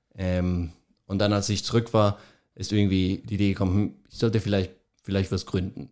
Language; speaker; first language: German; non-native, fluent; Spanish